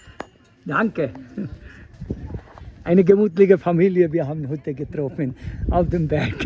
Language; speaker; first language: German; non-native, learner; Bangla